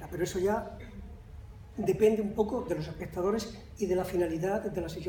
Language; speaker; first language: Spanish; native; Spanish